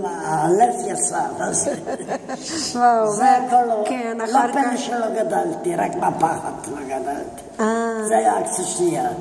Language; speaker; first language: Hebrew; non-native, fluent; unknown